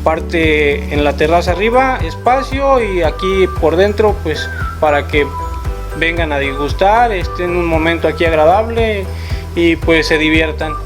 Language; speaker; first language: Spanish; native; Spanish